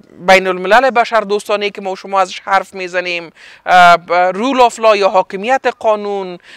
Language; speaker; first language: Persian; native; Persian